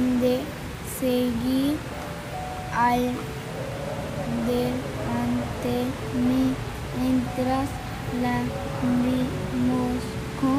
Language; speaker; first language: Spanish; non-native, learner; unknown